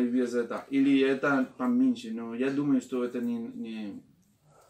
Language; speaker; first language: Russian; non-native, learner; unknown